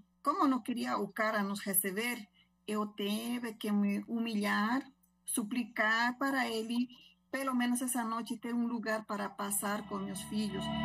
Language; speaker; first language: Portuguese; non-native, local second language; Spanish